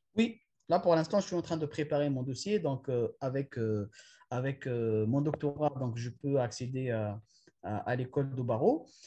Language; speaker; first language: French; non-native, local second language; Arabic